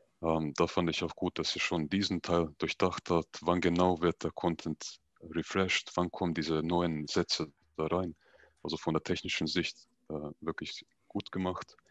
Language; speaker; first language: German; native; German